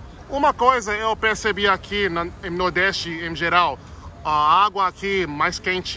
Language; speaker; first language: Portuguese; non-native, learner; English